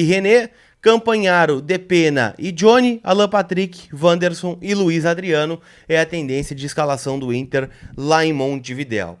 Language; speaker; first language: Portuguese; native; Portuguese